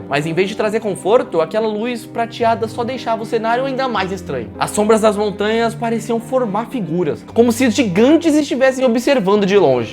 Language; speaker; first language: Portuguese; native; Portuguese